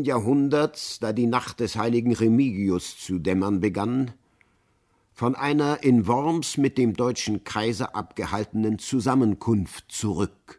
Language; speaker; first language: German; native; German